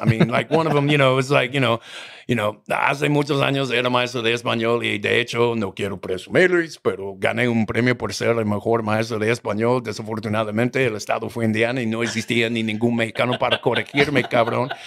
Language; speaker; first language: Spanish; non-native, fluent; English